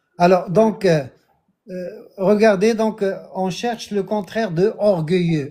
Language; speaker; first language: French; non-native, local second language; Arabic